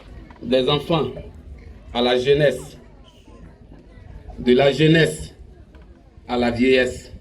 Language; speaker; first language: French; non-native, local second language; Baoulé